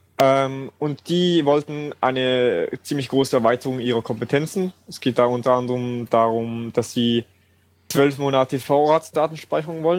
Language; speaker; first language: German; native; German